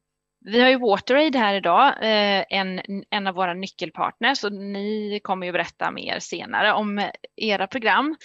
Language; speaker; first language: Swedish; native; Swedish